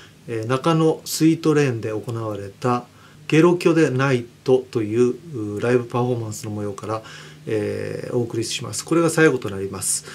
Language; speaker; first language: Japanese; native; Japanese